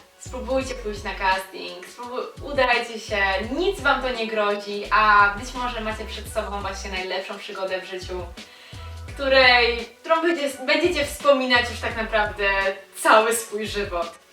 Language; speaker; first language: Polish; native; Polish